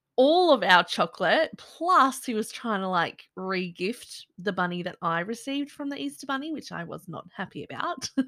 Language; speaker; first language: English; native; English